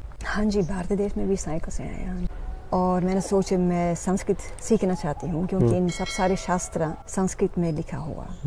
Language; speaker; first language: Hindi; non-native, learner; Dutch